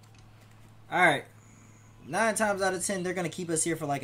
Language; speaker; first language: English; native; English